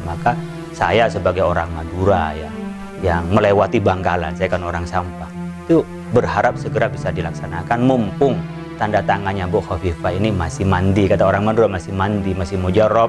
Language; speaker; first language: Indonesian; non-native, local second language; Madurese